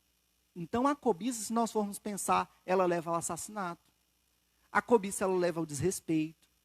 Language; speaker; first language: Portuguese; native; Portuguese